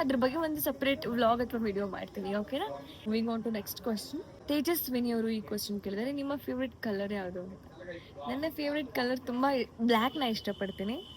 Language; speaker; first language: Kannada; non-native, local second language; Lambadi